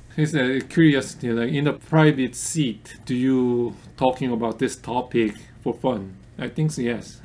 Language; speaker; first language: English; non-native, fluent; Korean